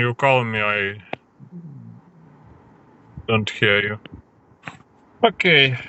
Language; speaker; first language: English; non-native, learner; Russian